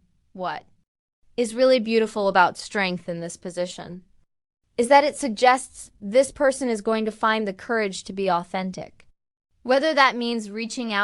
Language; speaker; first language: English; native; English